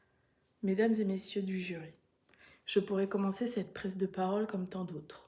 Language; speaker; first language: French; native; French